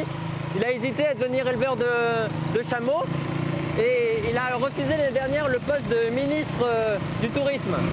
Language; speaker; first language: French; native; French